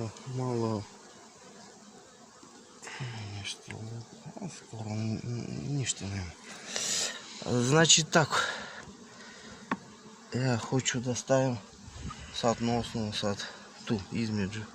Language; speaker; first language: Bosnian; non-native, learner; Russian